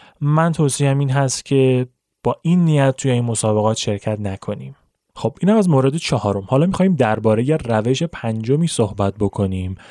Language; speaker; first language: Persian; native; Persian